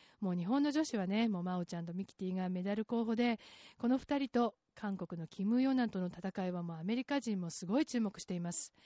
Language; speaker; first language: Japanese; native; Japanese